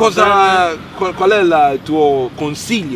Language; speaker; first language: Italian; non-native, learner; Akan